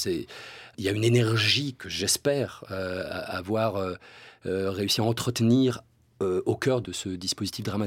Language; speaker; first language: French; native; French